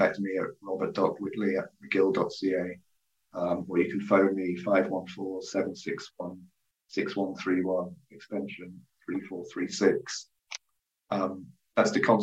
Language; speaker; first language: English; native; English